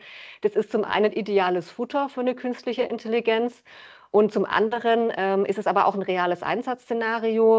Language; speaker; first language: German; native; German